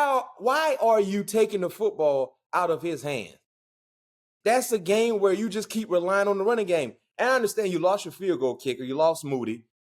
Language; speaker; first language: English; native; English